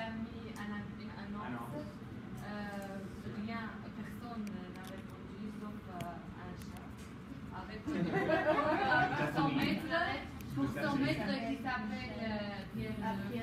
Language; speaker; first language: French; non-native, learner; English